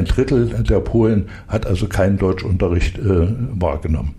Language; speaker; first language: German; native; German